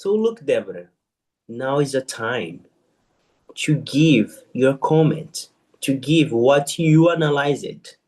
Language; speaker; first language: English; non-native, fluent; Portuguese